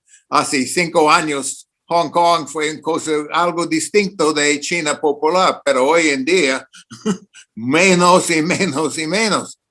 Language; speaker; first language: Spanish; non-native, fluent; English